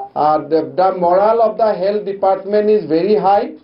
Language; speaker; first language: English; non-native, local second language; Assamese